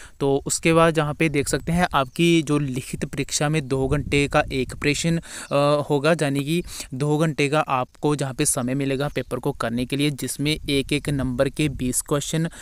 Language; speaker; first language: Hindi; non-native, local second language; Punjabi